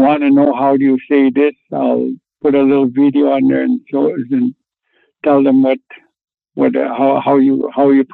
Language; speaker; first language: English; non-native, fluent; Cree